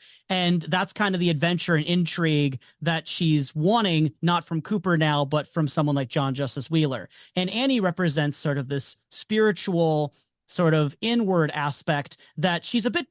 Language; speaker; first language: English; native; English